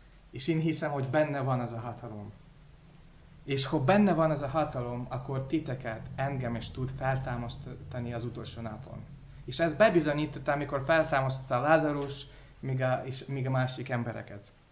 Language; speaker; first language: Hungarian; non-native, fluent; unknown